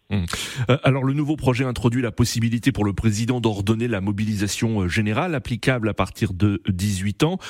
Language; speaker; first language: French; native; French